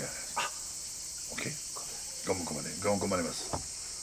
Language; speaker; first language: Japanese; non-native, learner; French